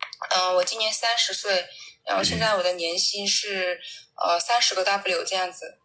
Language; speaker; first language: Chinese; native; Chinese